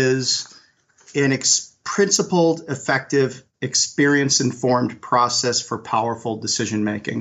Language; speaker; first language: English; native; English